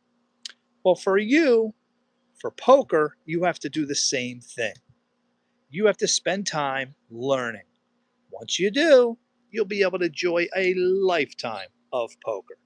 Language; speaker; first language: English; native; English